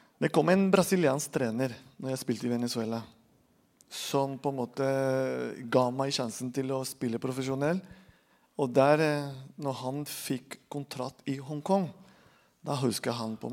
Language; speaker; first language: Norwegian; non-native, fluent; Spanish